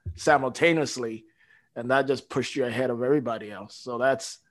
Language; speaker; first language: English; native; English